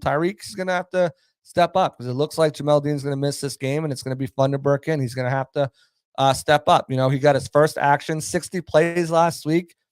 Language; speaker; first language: English; native; English